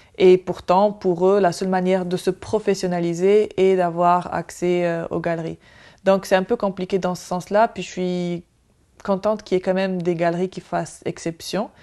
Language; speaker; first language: French; non-native, local second language; Arabic